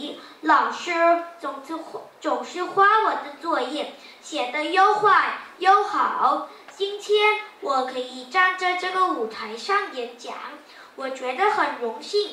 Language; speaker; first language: Chinese; non-native, learner; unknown